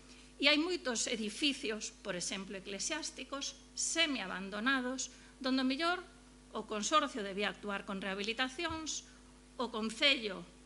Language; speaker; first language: Galician; native; Galician